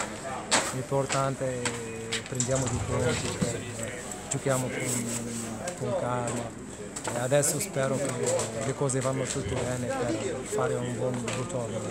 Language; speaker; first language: Italian; non-native, learner; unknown